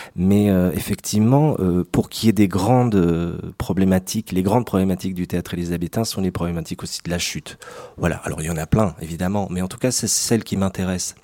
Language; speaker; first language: French; native; French